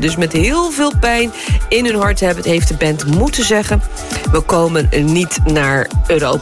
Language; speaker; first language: Dutch; native; Dutch